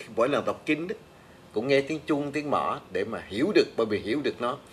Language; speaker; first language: Vietnamese; native; Vietnamese